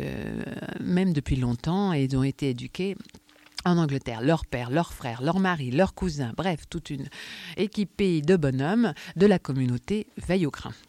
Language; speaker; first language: French; native; French